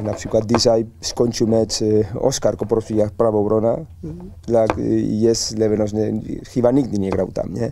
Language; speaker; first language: Polish; non-native, learner; Spanish